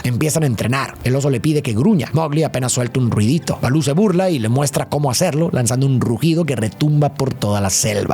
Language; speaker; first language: Spanish; native; Spanish